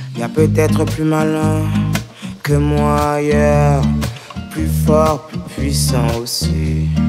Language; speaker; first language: French; early bilingual, other home language; Fula